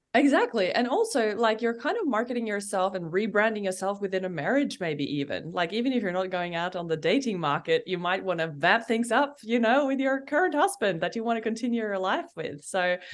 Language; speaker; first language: English; non-native, fluent; Norwegian